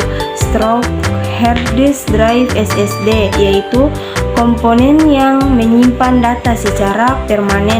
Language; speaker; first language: Indonesian; native; Indonesian